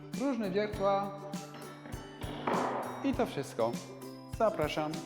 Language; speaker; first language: Polish; non-native, learner; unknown